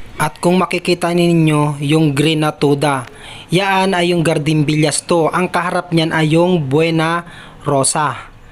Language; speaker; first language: Filipino; native; Filipino